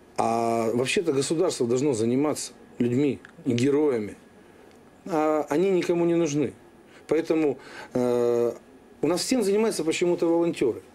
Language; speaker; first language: Russian; native; Russian